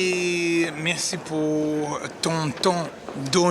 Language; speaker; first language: French; non-native, learner; Portuguese